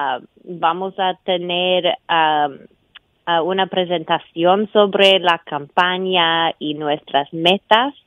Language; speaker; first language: Spanish; non-native, fluent; English